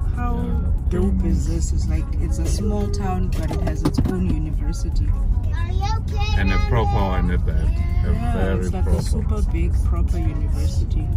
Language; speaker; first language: English; non-native, local second language; Zulu